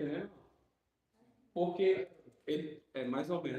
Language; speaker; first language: Portuguese; native; Portuguese